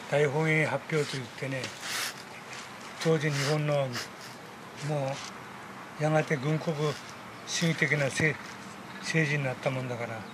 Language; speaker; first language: Japanese; native; Japanese